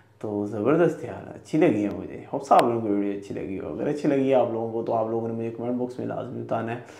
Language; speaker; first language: Urdu; native; Urdu